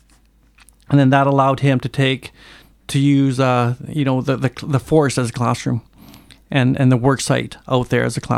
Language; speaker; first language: English; native; English